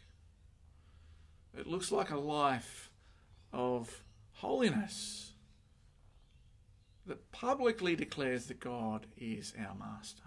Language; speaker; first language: English; native; English